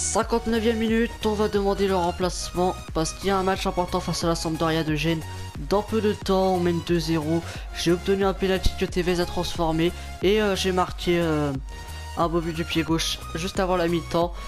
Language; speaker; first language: French; native; French